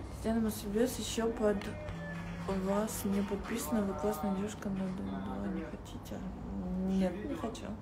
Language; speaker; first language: Russian; native; Russian